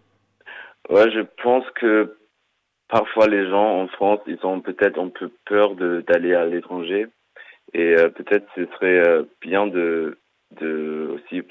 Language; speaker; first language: French; non-native, fluent; German